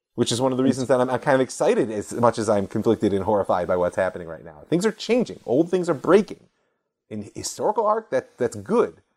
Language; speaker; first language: English; native; English